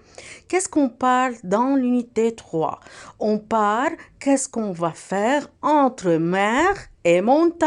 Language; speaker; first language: French; non-native, fluent; Arabic